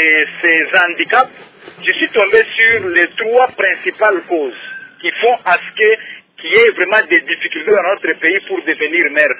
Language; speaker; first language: French; non-native, local second language; Luba-Lulua